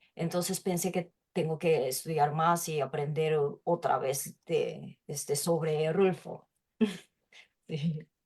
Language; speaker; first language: Spanish; non-native, fluent; Japanese